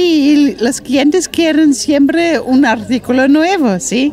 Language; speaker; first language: Spanish; non-native, learner; German